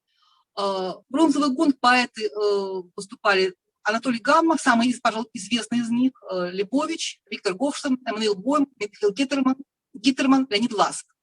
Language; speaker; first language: Russian; native; Russian